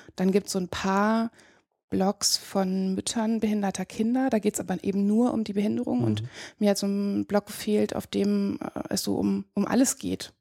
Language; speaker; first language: German; native; German